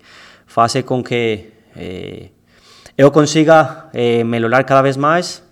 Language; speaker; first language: Portuguese; non-native, learner; Spanish